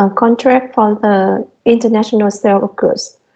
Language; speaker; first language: English; non-native, fluent; Vietnamese